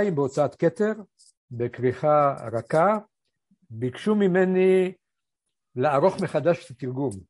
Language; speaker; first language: Hebrew; early bilingual, other home language; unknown